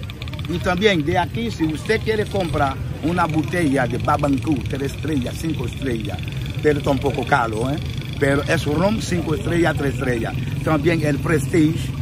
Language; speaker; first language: Spanish; non-native, fluent; Haitian Creole